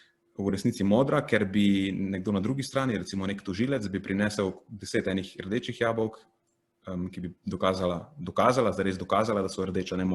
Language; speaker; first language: Slovenian; native; Slovenian